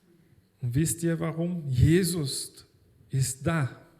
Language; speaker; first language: German; non-native, fluent; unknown